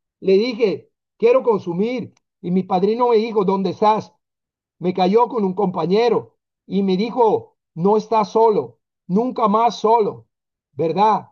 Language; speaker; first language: Spanish; non-native, fluent; Italian